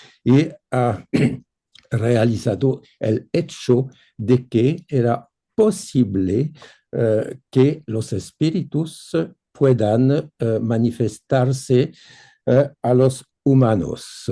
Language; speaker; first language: Spanish; non-native, fluent; French